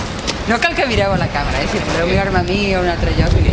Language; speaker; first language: Catalan; native; Catalan